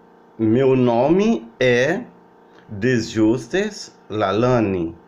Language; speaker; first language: Portuguese; non-native, learner; Haitian Creole